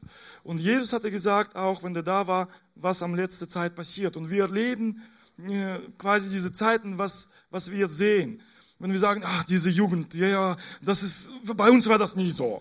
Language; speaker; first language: German; non-native, fluent; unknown